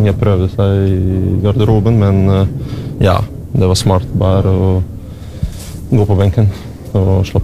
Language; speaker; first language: Norwegian; non-native, learner; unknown